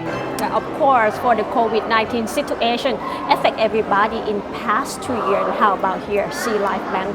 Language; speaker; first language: English; non-native, learner; Thai